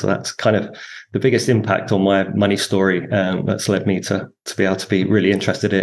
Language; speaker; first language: English; native; English